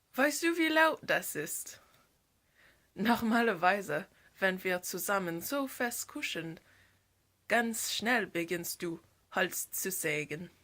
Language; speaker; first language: German; non-native, learner; English